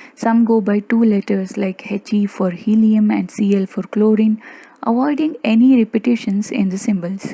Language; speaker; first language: English; non-native, local second language; Kannada